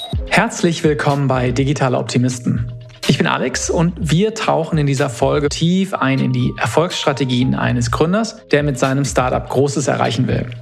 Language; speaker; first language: German; native; German